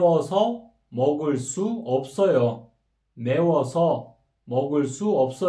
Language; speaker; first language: Korean; non-native, fluent; Kyrgyz